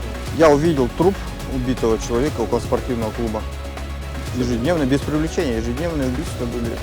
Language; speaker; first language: Russian; native; Russian